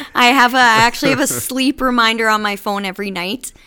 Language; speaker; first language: English; native; English